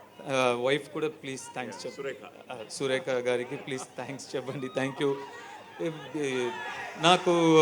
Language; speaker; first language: Telugu; non-native, learner; Tamil